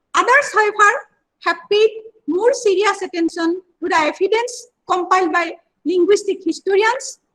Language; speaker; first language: English; non-native, local second language; Assamese